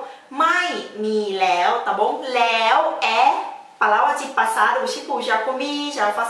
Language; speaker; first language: Portuguese; non-native, learner; Thai